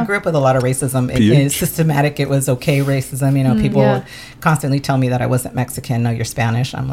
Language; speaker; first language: English; early bilingual, other home language; Spanish